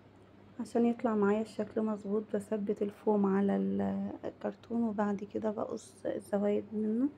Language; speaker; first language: Arabic; native; Arabic